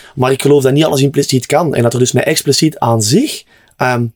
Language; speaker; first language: Dutch; native; Dutch